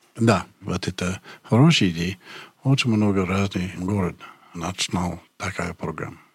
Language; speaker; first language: Russian; non-native, fluent; English